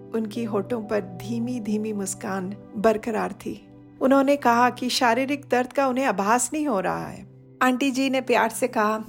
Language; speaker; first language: Hindi; non-native, local second language; Odia